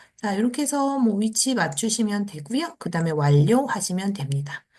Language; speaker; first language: Korean; native; Korean